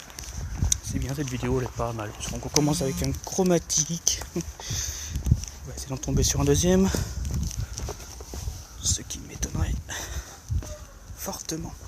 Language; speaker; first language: French; native; French